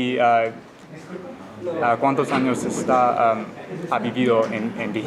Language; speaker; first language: Spanish; non-native, learner; English